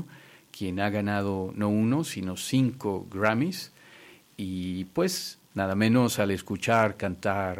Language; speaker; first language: Spanish; native; Spanish